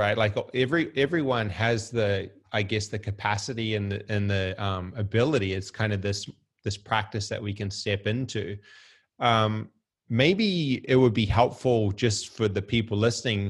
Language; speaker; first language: English; native; English